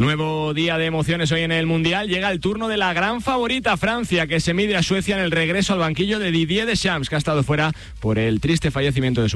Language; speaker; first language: Spanish; native; Spanish